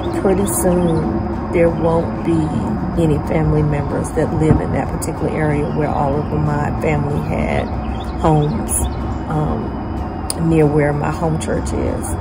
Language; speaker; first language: English; native; English